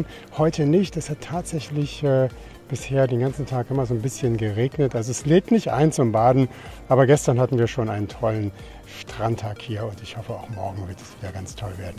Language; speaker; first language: German; native; German